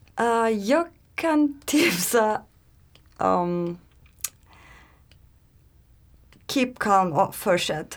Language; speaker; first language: Swedish; non-native, learner; Turkish